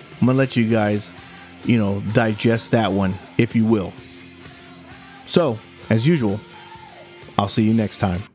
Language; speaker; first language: English; native; English